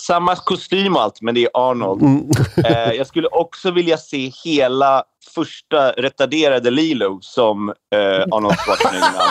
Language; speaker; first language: Swedish; native; Swedish